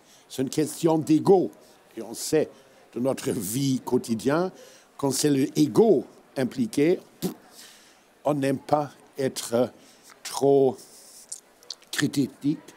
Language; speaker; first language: French; non-native, fluent; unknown